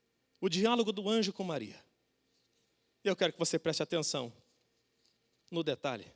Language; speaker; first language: Portuguese; native; Portuguese